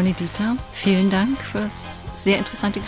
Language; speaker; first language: German; native; German